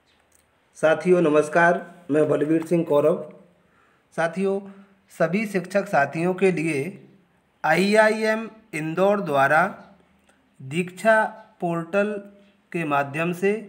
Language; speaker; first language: Hindi; native; Hindi